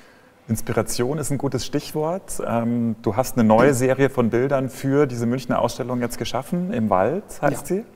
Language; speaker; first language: German; native; German